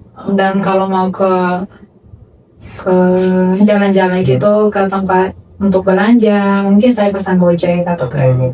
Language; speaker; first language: Indonesian; non-native, fluent; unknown